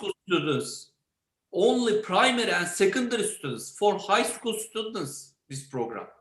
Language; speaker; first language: English; non-native, learner; Turkish